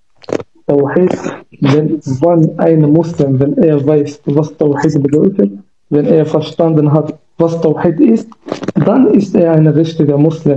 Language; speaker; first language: German; non-native, learner; Kurdish